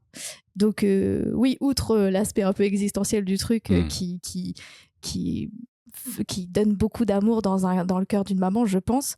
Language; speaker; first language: French; native; French